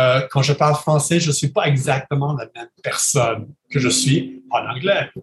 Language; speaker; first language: French; non-native, fluent; English